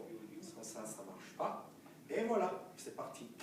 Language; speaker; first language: French; non-native, fluent; Hebrew